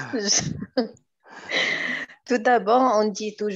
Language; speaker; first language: French; non-native, learner; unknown